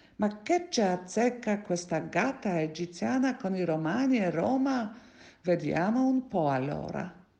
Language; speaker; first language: Italian; non-native, fluent; Polish